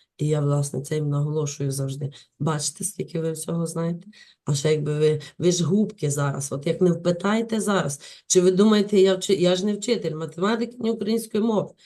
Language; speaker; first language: Ukrainian; native; Ukrainian